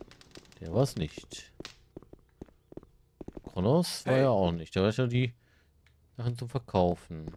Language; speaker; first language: German; native; German